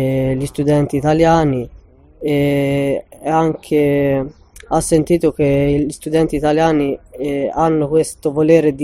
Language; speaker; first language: Italian; non-native, fluent; Arabic